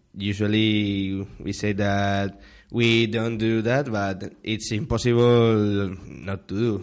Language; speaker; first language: English; non-native, learner; Spanish